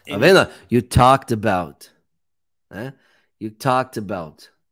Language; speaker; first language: English; non-native, fluent; Portuguese